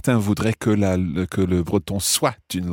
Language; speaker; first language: French; non-native, fluent; English